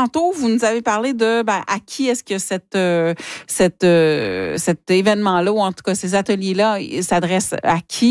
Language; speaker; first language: French; native; French